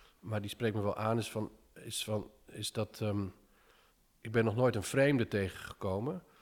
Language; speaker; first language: Dutch; early bilingual, other home language; English